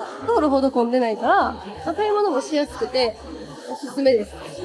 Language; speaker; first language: Japanese; native; Japanese